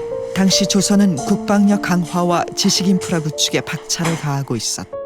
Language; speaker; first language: Korean; native; Korean